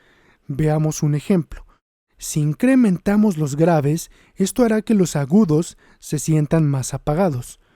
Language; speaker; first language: Spanish; native; Spanish